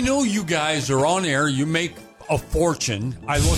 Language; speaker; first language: English; native; English